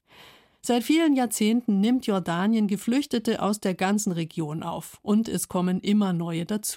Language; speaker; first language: German; native; German